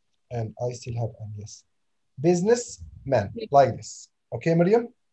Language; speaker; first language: English; non-native, fluent; Arabic